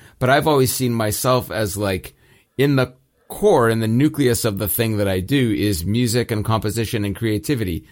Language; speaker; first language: English; early bilingual, other home language; Italian